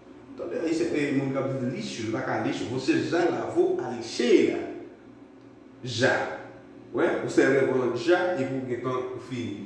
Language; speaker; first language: Portuguese; non-native, fluent; Haitian Creole